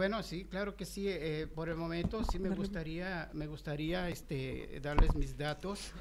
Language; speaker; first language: Spanish; native; Spanish